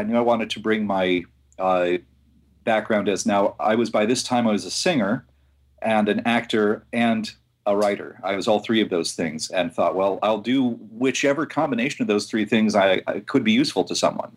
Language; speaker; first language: English; native; English